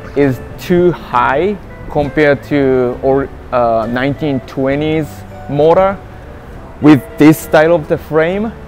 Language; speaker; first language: English; non-native, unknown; Japanese